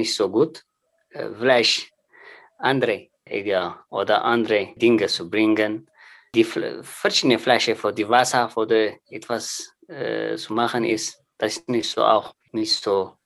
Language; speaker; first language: German; non-native, learner; Tigrinya